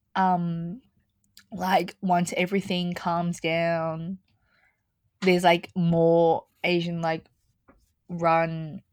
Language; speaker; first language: English; native; English